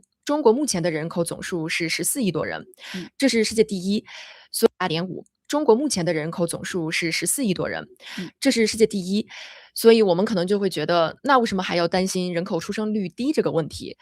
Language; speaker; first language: Chinese; native; Chinese